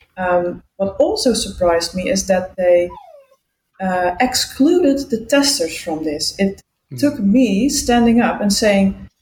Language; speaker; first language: English; non-native, fluent; Dutch